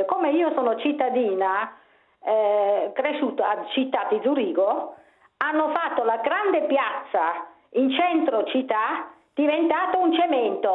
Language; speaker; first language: Italian; non-native, local second language; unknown